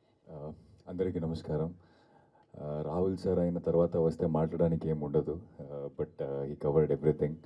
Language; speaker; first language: Telugu; non-native, fluent; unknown